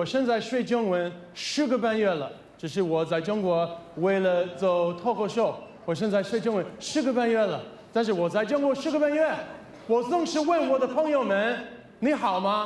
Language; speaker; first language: Chinese; non-native, learner; English